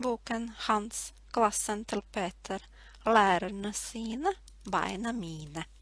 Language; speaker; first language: Norwegian; non-native, fluent; Latvian